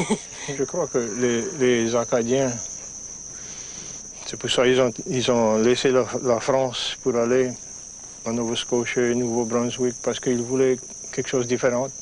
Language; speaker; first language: French; non-native, local second language; English